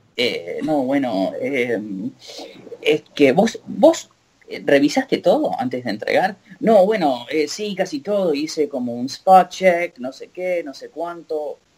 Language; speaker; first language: Spanish; native; Spanish